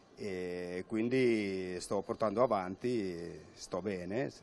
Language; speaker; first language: Italian; non-native, fluent; Urdu